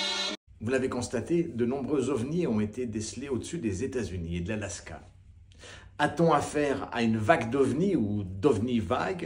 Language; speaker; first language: French; native; French